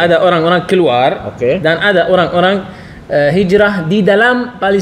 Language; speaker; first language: Indonesian; non-native, learner; Arabic